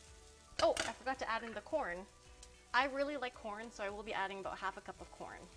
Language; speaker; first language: English; native; English